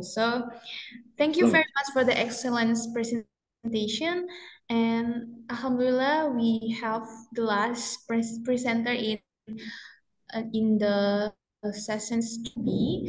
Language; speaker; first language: English; non-native, fluent; Indonesian